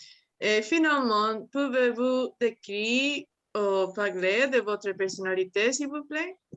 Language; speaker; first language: French; non-native, learner; Spanish